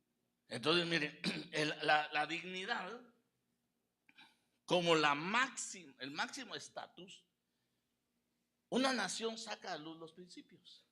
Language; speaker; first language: Spanish; native; Spanish